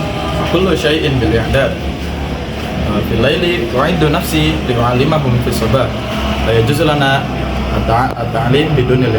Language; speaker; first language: Arabic; non-native, fluent; Indonesian